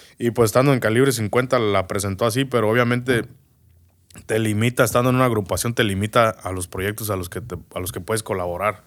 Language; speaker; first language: Spanish; native; Spanish